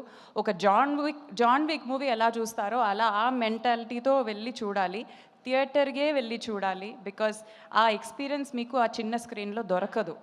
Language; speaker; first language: Telugu; non-native, local second language; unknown